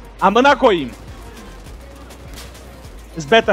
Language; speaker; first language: English; non-native, learner; Turkish